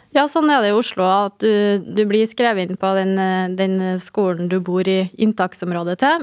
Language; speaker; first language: Norwegian; native; Norwegian